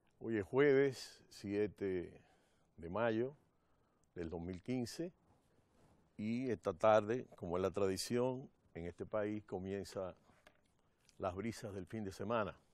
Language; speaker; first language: Spanish; native; Spanish